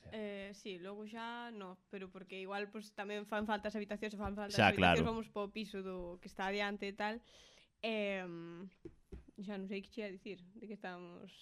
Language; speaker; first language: Galician; native; Galician